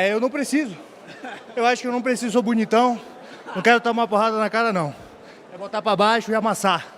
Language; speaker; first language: Portuguese; native; Portuguese